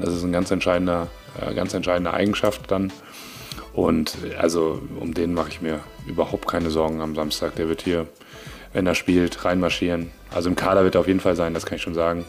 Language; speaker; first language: German; native; German